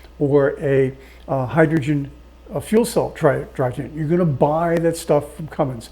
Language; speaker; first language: English; native; English